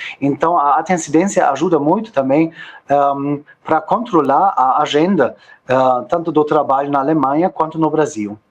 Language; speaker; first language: Portuguese; non-native, fluent; German